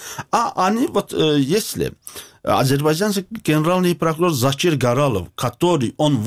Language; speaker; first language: Russian; non-native, learner; Azerbaijani